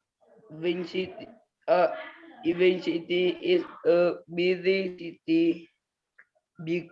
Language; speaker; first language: English; non-native, learner; Vietnamese